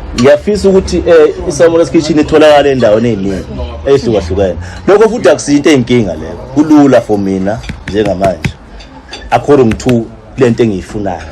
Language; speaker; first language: Zulu; native; Zulu